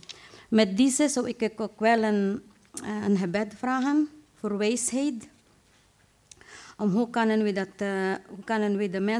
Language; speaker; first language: Dutch; non-native, fluent; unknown